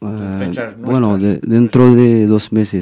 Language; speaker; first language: Spanish; non-native, fluent; Berber languages